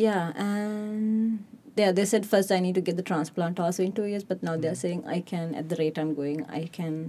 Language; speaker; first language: English; non-native, local second language; Sinhala